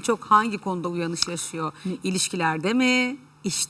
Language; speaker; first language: Turkish; native; Turkish